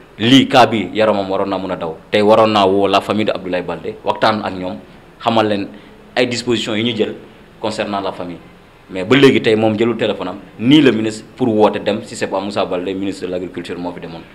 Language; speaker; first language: Wolof; non-native, local second language; Fula